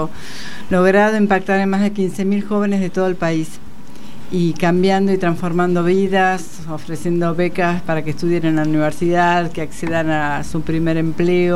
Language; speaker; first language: Spanish; native; Spanish